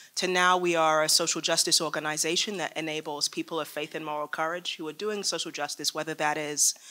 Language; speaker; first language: English; native; English